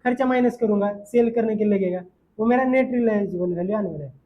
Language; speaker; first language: Hindi; non-native, local second language; Marathi